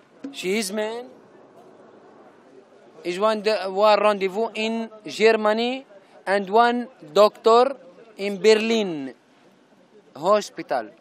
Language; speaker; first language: English; non-native, learner; Arabic